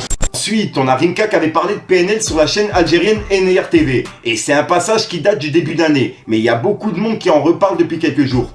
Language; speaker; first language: French; native; French